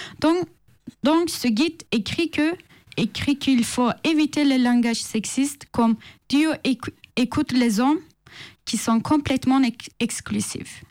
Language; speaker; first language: French; non-native, fluent; Turkish